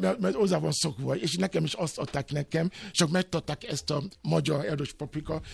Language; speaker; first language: Hungarian; non-native, learner; Yoruba